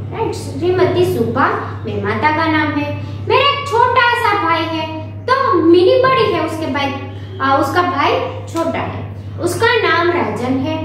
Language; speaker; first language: Hindi; non-native, local second language; Gujarati